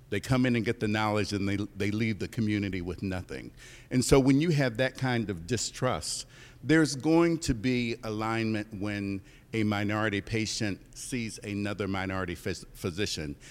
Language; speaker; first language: English; native; English